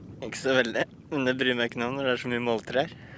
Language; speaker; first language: Norwegian; native; Norwegian